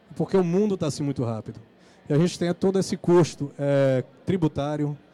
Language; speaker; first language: Portuguese; native; Portuguese